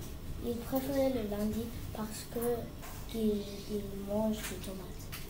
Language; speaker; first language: French; non-native, learner; English